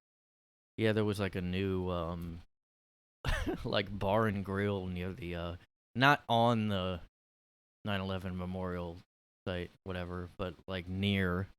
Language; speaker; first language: English; native; English